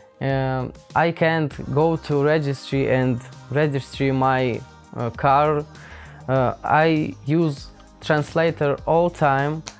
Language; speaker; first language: English; non-native, learner; Ukrainian